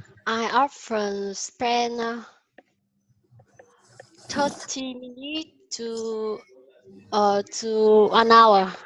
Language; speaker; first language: English; non-native, learner; Vietnamese